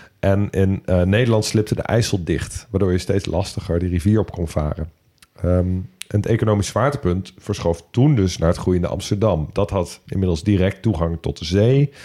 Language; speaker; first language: Dutch; native; Dutch